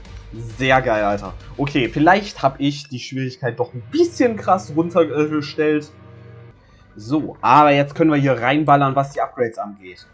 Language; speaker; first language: German; native; German